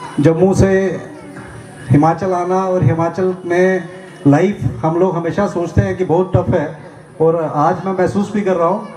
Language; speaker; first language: Hindi; non-native, local second language; Dogri